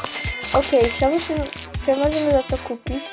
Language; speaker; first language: Slovak; non-native, learner; Ukrainian